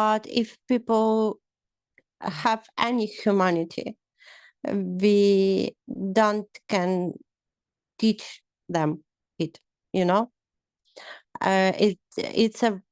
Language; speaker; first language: English; non-native, learner; Ukrainian